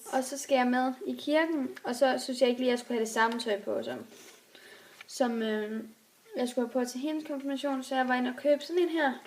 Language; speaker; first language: Danish; native; Danish